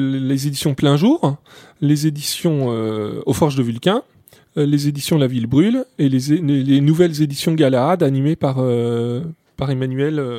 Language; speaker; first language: French; native; French